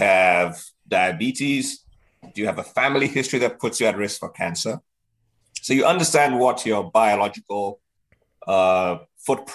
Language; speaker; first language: English; non-native, local second language; Yoruba